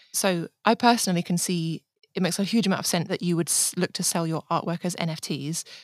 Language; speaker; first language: English; native; English